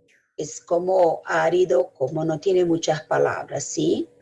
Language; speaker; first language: Spanish; non-native, fluent; Portuguese